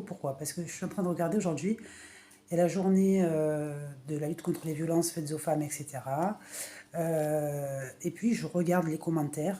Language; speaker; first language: French; native; French